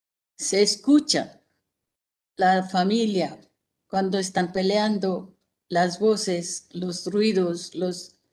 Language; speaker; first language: Spanish; non-native, fluent; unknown